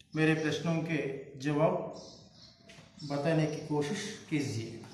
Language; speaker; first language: Hindi; non-native, local second language; Telugu